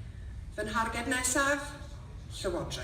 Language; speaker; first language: Welsh; non-native, local second language; English